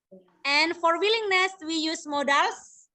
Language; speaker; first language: English; non-native, local second language; Indonesian